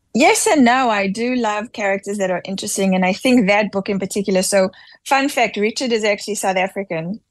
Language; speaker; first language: English; native; English